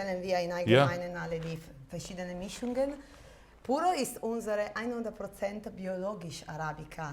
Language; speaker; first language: German; non-native, fluent; Italian